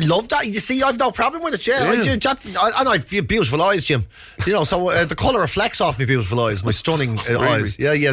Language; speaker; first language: English; native; English